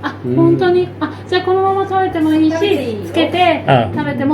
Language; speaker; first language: Japanese; native; Japanese